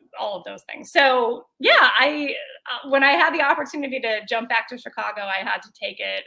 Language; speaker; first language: English; native; English